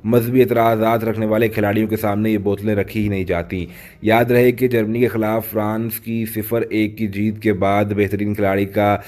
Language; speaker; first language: Urdu; native; Urdu